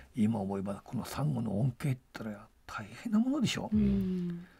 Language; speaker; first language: Japanese; native; Japanese